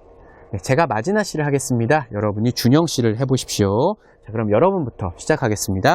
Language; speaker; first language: Korean; native; Korean